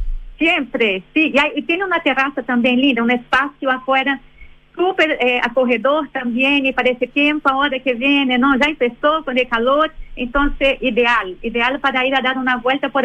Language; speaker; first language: Spanish; non-native, fluent; Portuguese